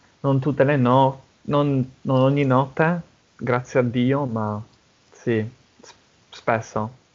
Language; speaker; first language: Italian; non-native, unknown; English